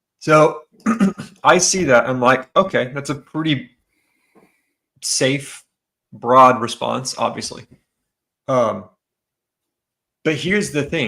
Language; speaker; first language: English; native; English